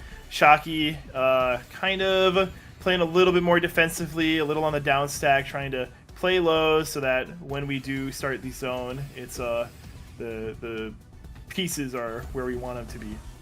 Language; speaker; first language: English; native; English